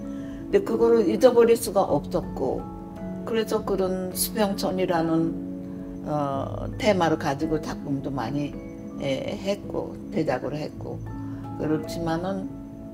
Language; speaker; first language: Korean; early bilingual, heritage; Korean